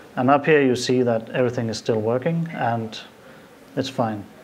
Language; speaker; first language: English; non-native, fluent; Danish